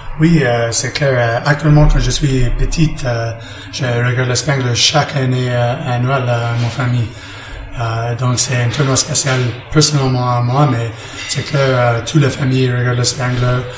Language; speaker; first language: French; non-native, learner; English